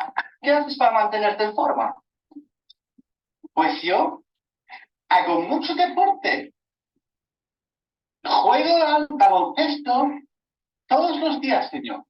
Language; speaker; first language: Spanish; non-native, learner; English